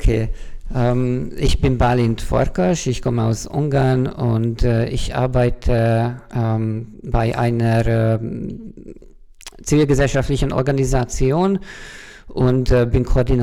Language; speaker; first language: German; non-native, fluent; Hungarian